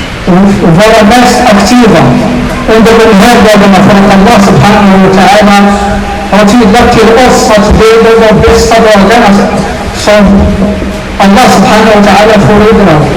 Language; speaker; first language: Swedish; non-native, fluent; Somali